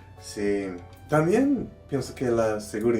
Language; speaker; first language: Spanish; non-native, learner; English